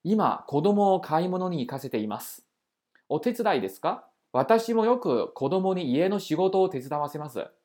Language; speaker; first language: Japanese; non-native, fluent; Chinese